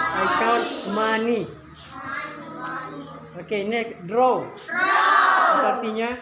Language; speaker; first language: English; non-native, learner; Indonesian